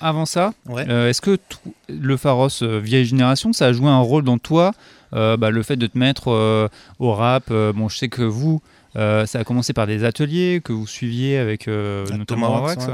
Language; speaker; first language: French; native; French